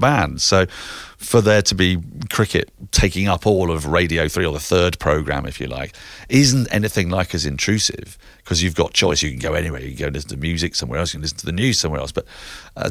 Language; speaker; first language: English; native; English